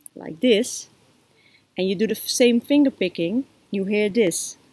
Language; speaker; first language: English; non-native, fluent; Dutch